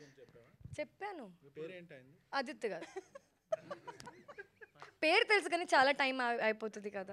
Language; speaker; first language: Telugu; non-native, local second language; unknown